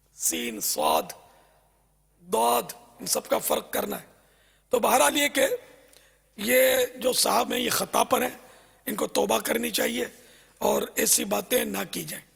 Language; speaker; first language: Urdu; native; Urdu